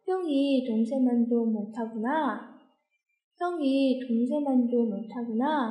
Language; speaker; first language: Korean; non-native, fluent; Chinese